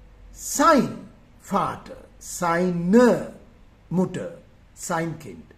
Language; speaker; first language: German; non-native, fluent; Sinhala